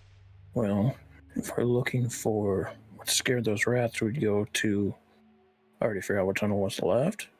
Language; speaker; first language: English; native; English